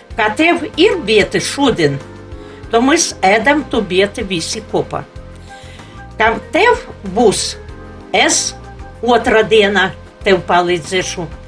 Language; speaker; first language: Latvian; non-native, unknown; Ukrainian